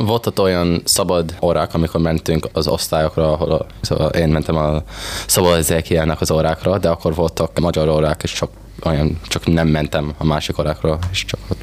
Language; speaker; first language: Hungarian; early bilingual, heritage; English